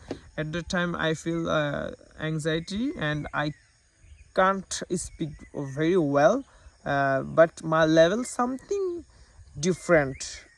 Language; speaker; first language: English; non-native, learner; Bangla